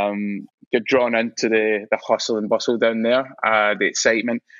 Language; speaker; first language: English; native; English